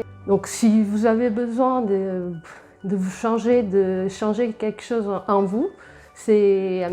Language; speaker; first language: French; non-native, fluent; Portuguese